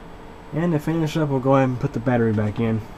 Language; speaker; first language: English; native; English